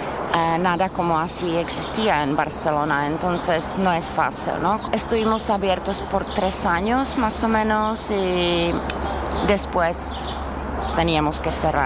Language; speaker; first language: Spanish; non-native, learner; Czech